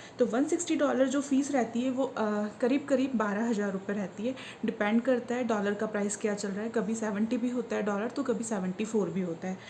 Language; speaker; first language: Hindi; native; Hindi